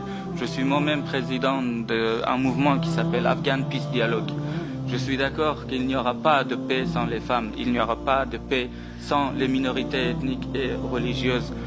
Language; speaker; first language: French; non-native, fluent; Persian